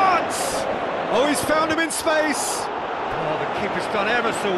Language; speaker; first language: English; native; English